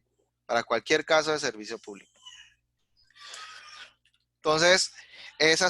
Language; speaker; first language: Spanish; native; Spanish